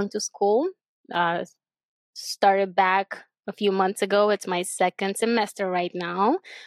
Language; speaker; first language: English; non-native, fluent; Bulgarian